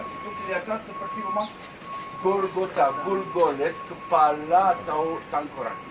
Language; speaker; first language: Indonesian; non-native, learner; Hebrew